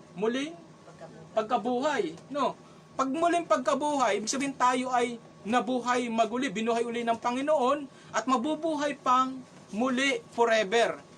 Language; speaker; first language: Filipino; non-native, local second language; Cebuano